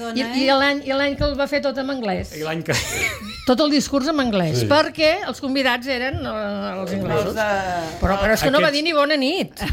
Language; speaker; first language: Catalan; native; Catalan